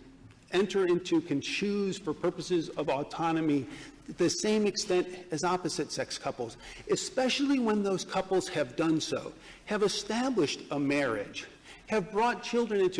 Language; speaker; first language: English; native; English